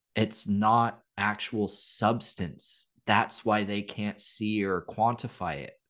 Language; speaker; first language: English; native; English